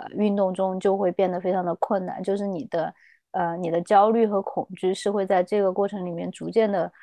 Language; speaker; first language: Chinese; native; Chinese